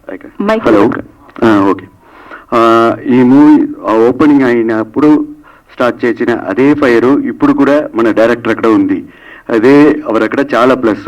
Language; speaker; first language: Telugu; non-native, learner; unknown